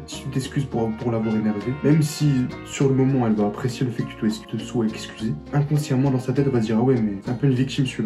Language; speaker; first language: French; native; French